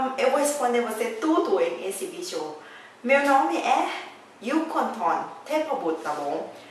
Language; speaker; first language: Portuguese; non-native, learner; Thai